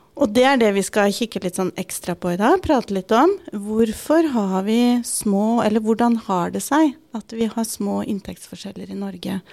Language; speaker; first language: Norwegian; native; Norwegian